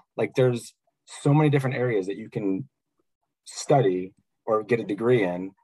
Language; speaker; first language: English; native; English